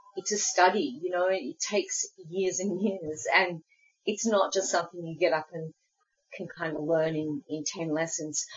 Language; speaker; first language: English; early bilingual, other home language; Spanish